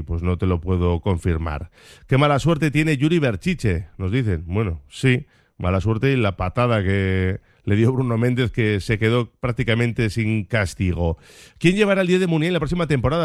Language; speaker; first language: Spanish; native; Spanish